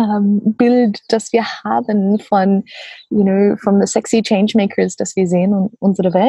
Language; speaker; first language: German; non-native, learner; English